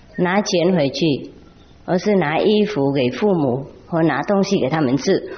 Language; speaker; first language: Chinese; non-native, fluent; Vietnamese